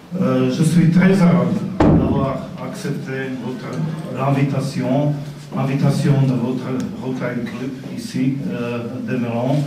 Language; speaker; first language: French; non-native, fluent; Slovak